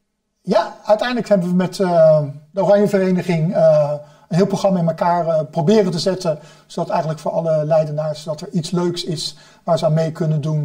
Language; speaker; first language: Dutch; native; Dutch